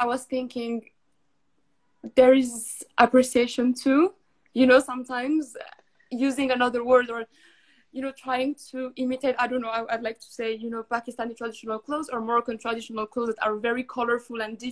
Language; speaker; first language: English; non-native, fluent; Arabic